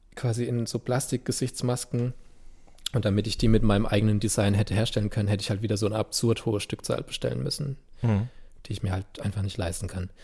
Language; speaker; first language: German; native; German